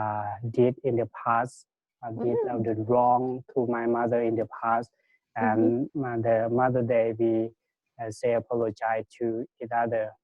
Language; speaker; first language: English; non-native, learner; Lao